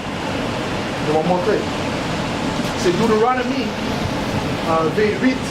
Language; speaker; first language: French; non-native, learner; English